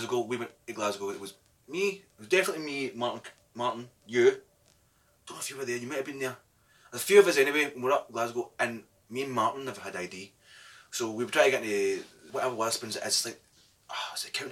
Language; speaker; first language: English; native; English